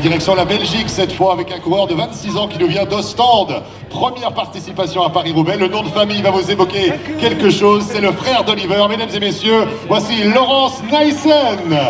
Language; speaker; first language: French; native; French